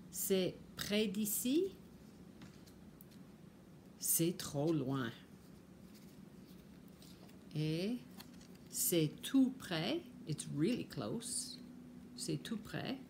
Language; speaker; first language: French; non-native, fluent; English